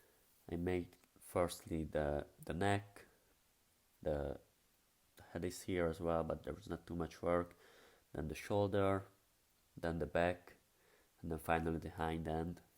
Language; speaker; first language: English; non-native, fluent; Hungarian